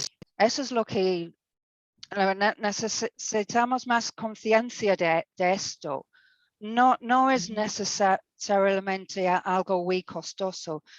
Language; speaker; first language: Spanish; non-native, fluent; English